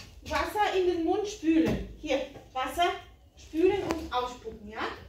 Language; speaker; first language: German; native; German